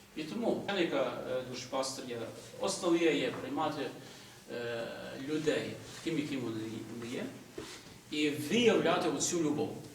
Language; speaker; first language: Ukrainian; early bilingual, heritage; Ukrainian